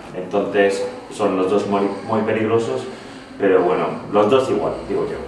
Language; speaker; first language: Spanish; non-native, fluent; English